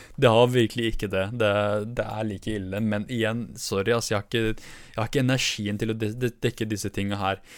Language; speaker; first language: Norwegian; early bilingual, other home language; Kurdish